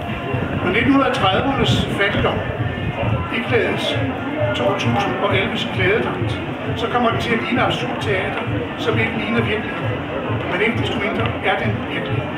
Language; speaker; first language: Danish; native; Danish